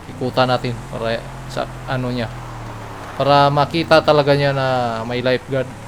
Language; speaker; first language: Filipino; non-native, local second language; Cebuano